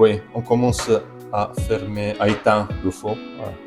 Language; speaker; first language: French; non-native, fluent; Italian